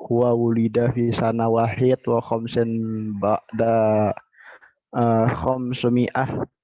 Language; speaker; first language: Arabic; non-native, learner; Indonesian